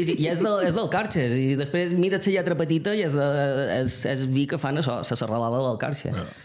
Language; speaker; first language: Catalan; native; Catalan